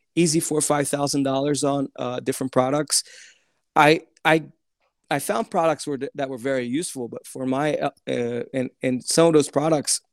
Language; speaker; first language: English; early bilingual, other home language; Turkish